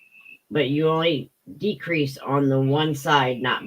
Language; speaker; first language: English; native; English